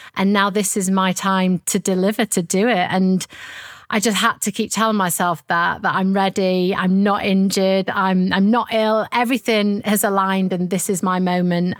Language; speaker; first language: English; native; English